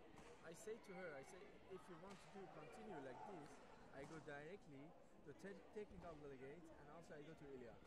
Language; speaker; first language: English; non-native, learner; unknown